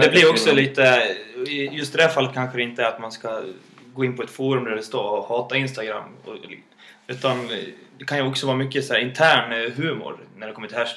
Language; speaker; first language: Swedish; native; Swedish